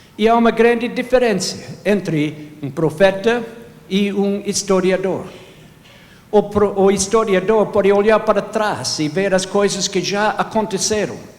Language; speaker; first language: Portuguese; non-native, fluent; English